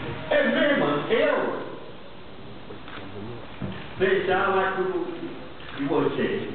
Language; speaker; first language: Portuguese; non-native, local second language; Kayapó